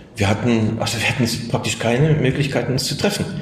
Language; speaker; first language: German; native; German